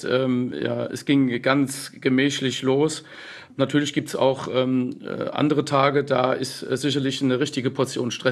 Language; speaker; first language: German; native; German